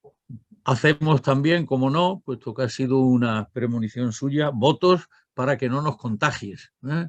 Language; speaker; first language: Spanish; native; Spanish